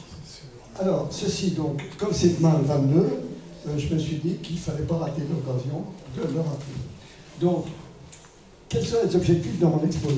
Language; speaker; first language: French; native; French